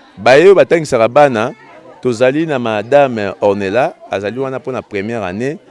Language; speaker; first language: Lingala; native; Lingala